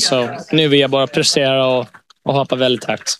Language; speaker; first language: Swedish; early bilingual, heritage; English